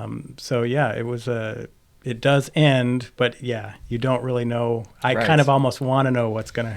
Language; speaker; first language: English; native; English